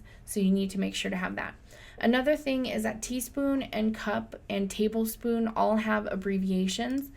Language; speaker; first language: English; native; English